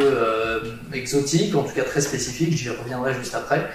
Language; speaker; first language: French; native; French